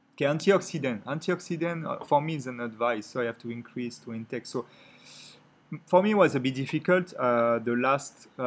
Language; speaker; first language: English; non-native, fluent; French